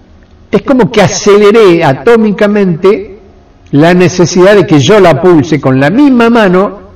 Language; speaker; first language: Spanish; native; Spanish